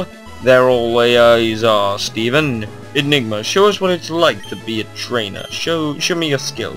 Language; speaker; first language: English; native; English